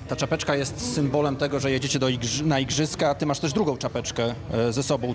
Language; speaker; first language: Polish; native; Polish